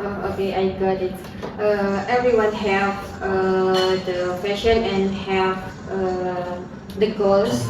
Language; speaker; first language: English; non-native, learner; Indonesian